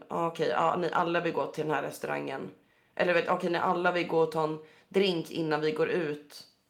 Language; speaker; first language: Swedish; native; Swedish